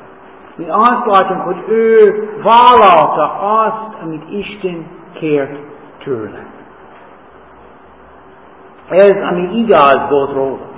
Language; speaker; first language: Hungarian; non-native, learner; English